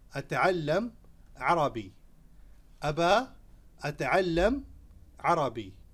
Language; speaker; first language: Arabic; non-native, fluent; Urdu